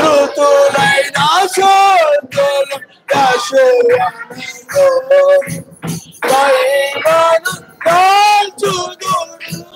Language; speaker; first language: Telugu; native; Telugu